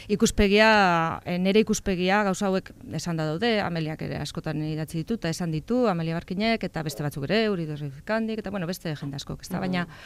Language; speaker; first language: Basque; non-native, local second language; Spanish